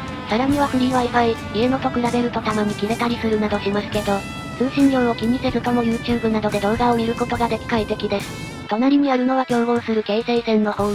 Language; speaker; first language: Japanese; native; Japanese